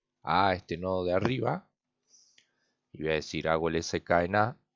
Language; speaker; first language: Spanish; native; Spanish